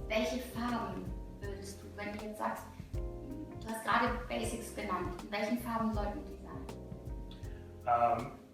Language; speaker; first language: German; native; German